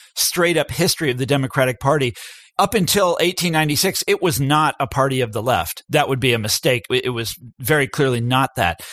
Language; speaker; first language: English; native; English